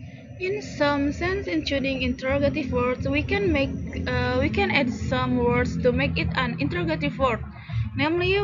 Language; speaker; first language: English; non-native, learner; Indonesian